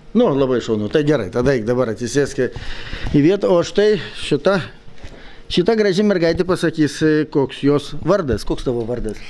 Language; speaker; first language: Lithuanian; native; Lithuanian